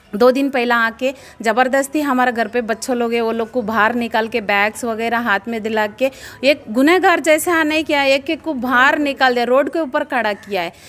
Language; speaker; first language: Hindi; non-native, local second language; Telugu